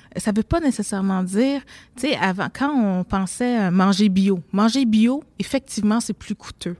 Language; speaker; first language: French; native; French